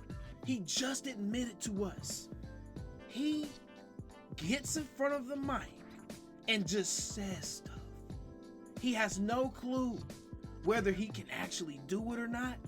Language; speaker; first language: English; native; English